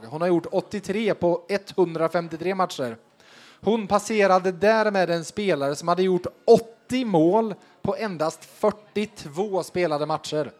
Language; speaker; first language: Swedish; native; Swedish